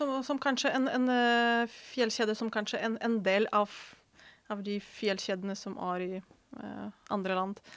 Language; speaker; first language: Norwegian; non-native, fluent; Ukrainian